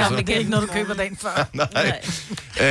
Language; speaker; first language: Danish; native; Danish